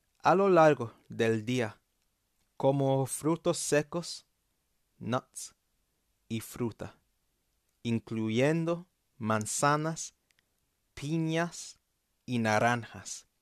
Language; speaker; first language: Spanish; non-native, fluent; English